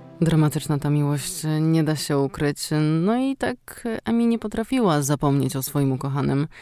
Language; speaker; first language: Polish; native; Polish